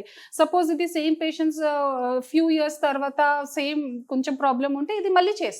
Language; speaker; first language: Telugu; non-native, local second language; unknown